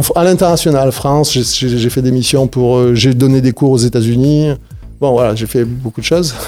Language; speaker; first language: French; native; French